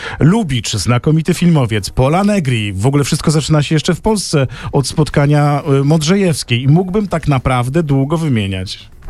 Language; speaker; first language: Polish; native; Polish